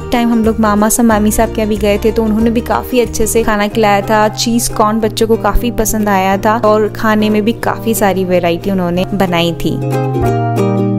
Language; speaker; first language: Hindi; native; Hindi